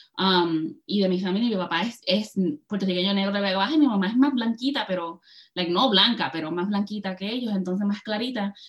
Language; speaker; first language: Spanish; early bilingual, heritage; Spanish